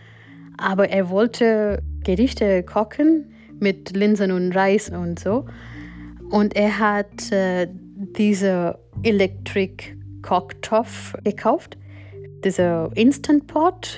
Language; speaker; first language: German; non-native, learner; Gujarati